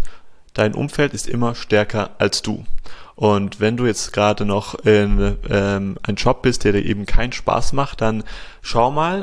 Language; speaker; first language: German; native; German